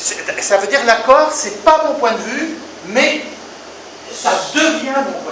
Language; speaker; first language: French; native; French